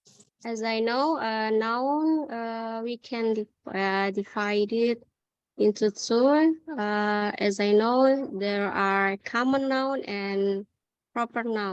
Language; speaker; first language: English; non-native, learner; Indonesian